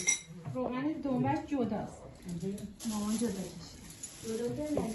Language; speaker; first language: Persian; native; Persian